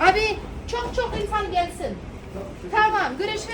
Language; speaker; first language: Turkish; non-native, learner; Russian